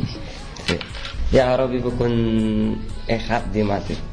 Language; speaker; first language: Spanish; non-native, learner; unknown